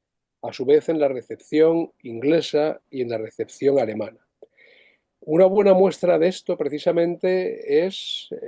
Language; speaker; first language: Spanish; native; Spanish